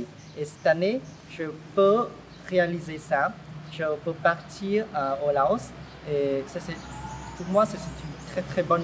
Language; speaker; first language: French; non-native, learner; Vietnamese